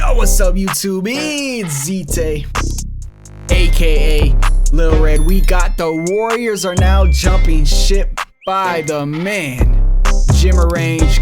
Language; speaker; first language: English; native; English